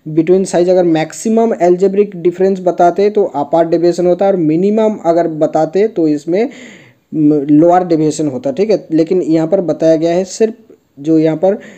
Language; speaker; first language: Hindi; non-native, local second language; Bangla